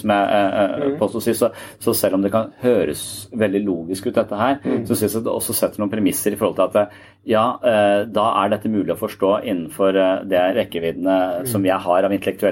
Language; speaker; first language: Norwegian; native; Norwegian